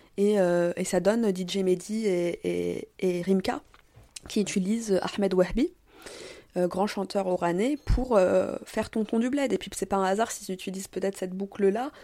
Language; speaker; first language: French; native; French